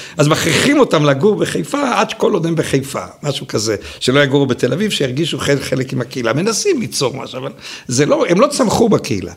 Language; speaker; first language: Hebrew; native; Hebrew